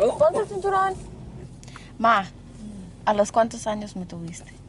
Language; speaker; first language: Spanish; early bilingual, other home language; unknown